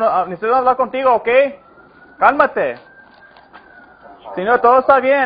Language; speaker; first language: Spanish; early bilingual, heritage; Spanish